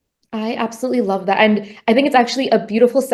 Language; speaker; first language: English; native; English